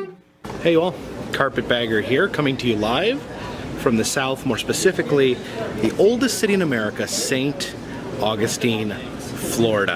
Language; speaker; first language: English; native; English